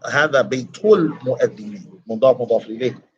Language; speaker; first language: Arabic; non-native, fluent; English